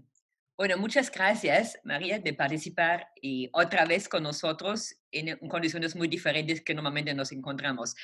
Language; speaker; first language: Spanish; non-native, fluent; German